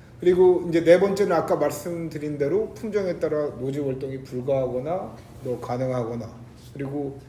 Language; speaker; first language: Korean; native; Korean